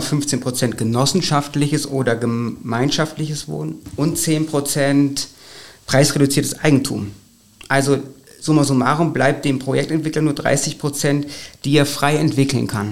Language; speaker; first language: German; native; German